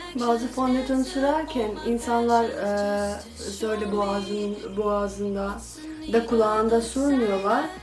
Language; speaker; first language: Turkish; non-native, fluent; Nepali